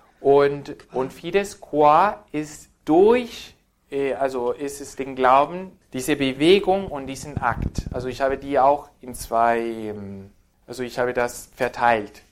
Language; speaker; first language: German; non-native, fluent; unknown